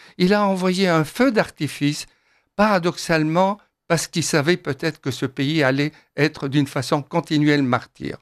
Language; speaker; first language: French; non-native, fluent; Arabic